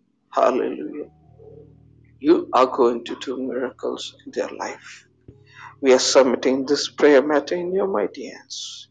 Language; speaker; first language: English; non-native, local second language; Malayalam